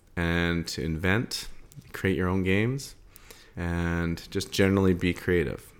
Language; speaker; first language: English; native; English